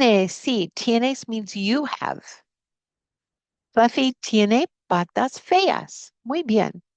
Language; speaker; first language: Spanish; non-native, fluent; English